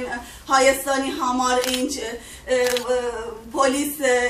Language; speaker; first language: Armenian; non-native, learner; Persian